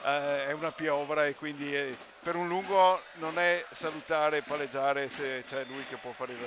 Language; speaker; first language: Italian; native; Italian